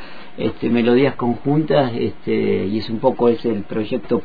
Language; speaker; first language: Spanish; native; Spanish